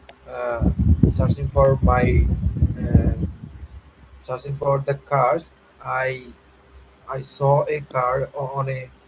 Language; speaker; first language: English; non-native, learner; Bangla